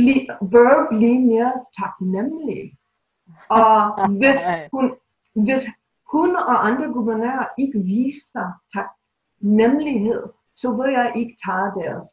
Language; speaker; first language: Danish; non-native, fluent; English